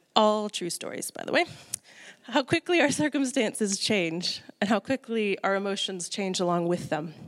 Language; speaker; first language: English; native; English